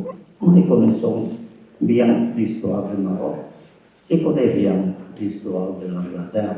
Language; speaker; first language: French; non-native, fluent; Spanish